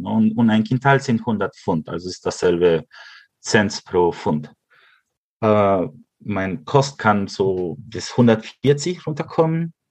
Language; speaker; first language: German; early bilingual, heritage; Spanish